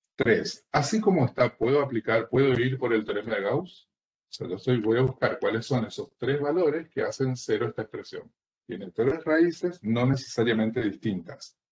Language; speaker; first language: Spanish; native; Spanish